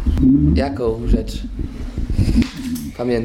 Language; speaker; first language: Polish; early bilingual, heritage; Polish